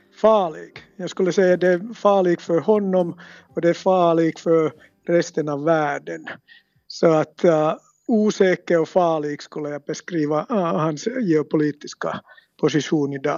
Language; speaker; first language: Swedish; non-native, local second language; Finnish